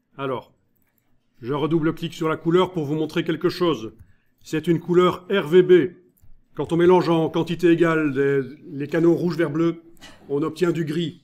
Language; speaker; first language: French; native; French